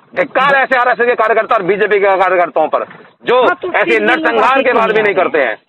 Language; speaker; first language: Hindi; native; Hindi